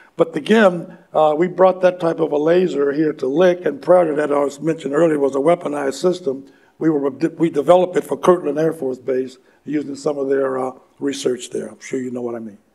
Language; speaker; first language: English; native; English